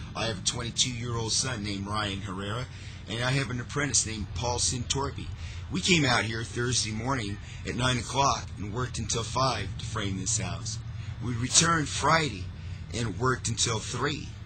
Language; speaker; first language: English; native; English